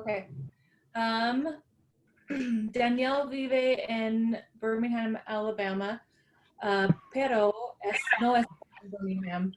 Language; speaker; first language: Spanish; non-native, learner; English